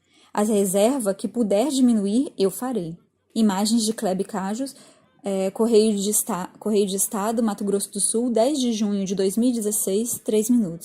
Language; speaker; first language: Portuguese; native; Portuguese